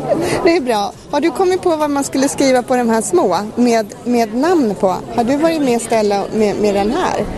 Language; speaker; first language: Swedish; native; Swedish